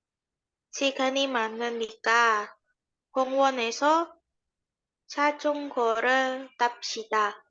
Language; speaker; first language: Korean; non-native, learner; Indonesian